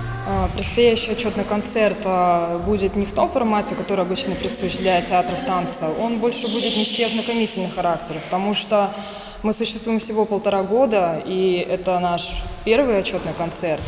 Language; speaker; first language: Russian; native; Russian